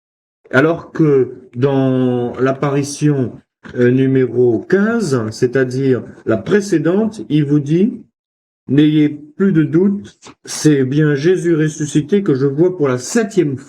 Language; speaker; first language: French; native; French